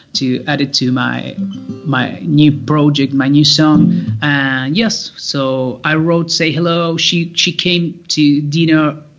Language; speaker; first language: English; non-native, fluent; Spanish